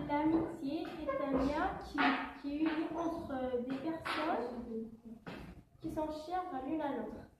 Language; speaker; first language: French; non-native, learner; Kabyle